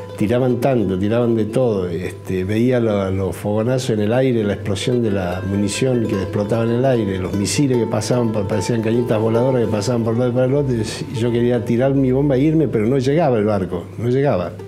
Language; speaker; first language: Spanish; native; Spanish